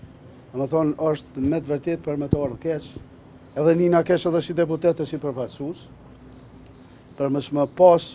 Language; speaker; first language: Albanian; native; Albanian